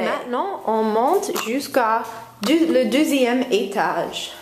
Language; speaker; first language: French; non-native, learner; English